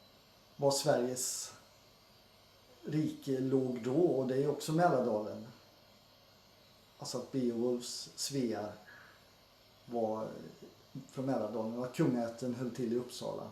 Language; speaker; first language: Swedish; native; Swedish